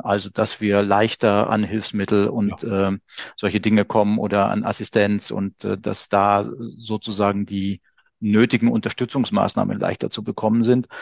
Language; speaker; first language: German; native; German